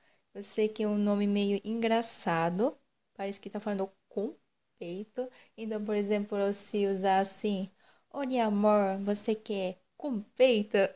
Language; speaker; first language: Portuguese; non-native, local second language; Japanese